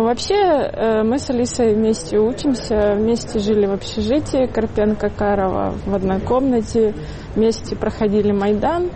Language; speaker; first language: Russian; native; Russian